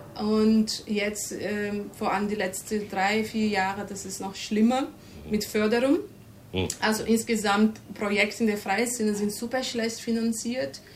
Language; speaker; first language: German; non-native, fluent; Portuguese